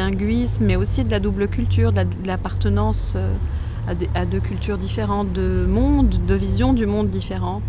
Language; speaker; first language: French; non-native, local second language; Arabic